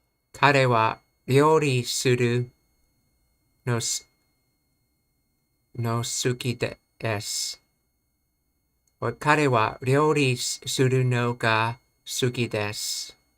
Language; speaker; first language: Japanese; non-native, learner; English